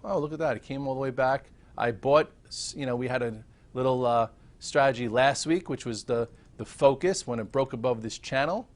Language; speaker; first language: English; native; English